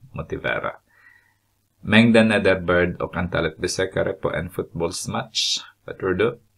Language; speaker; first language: Swedish; non-native, fluent; Filipino